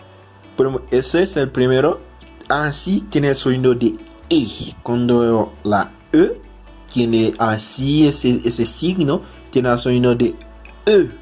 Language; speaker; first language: Spanish; non-native, fluent; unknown